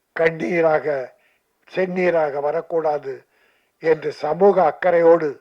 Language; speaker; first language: Tamil; native; Tamil